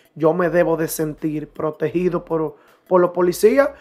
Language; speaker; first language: Spanish; native; Spanish